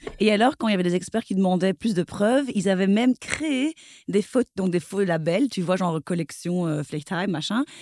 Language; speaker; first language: French; native; French